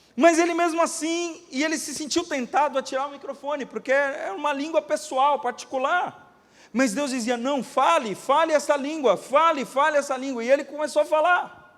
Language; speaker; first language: Portuguese; native; Portuguese